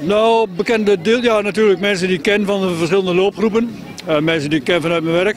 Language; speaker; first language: Dutch; native; Dutch